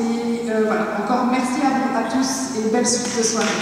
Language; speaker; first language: French; native; French